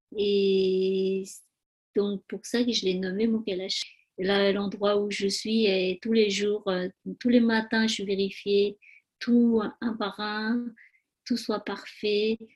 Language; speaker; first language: French; non-native, learner; Tibetan